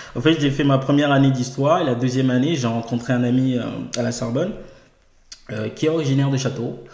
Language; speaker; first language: French; non-native, local second language; Ewe